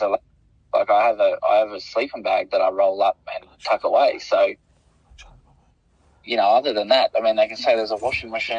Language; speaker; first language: English; native; English